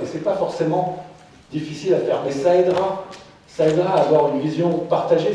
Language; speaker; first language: French; native; French